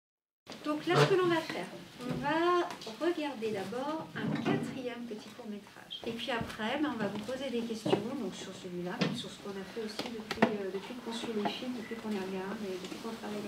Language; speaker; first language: French; native; French